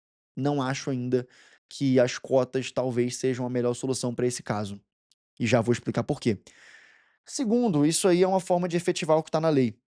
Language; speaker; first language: Portuguese; native; Portuguese